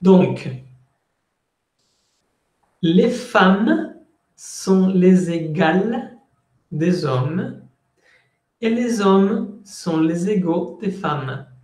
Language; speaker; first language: French; non-native, fluent; Spanish